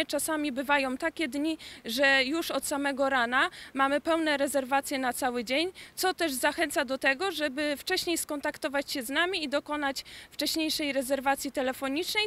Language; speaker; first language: Polish; native; Polish